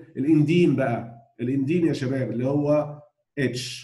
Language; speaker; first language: Arabic; native; Arabic